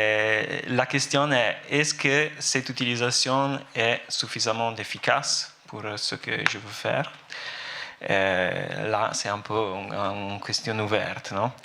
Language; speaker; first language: French; non-native, fluent; Italian